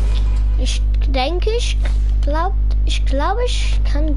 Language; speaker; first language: German; non-native, learner; English